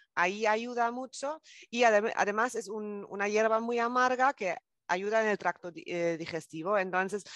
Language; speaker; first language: Spanish; non-native, fluent; German